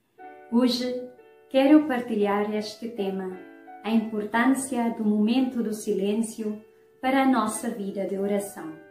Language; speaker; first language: Portuguese; non-native, fluent; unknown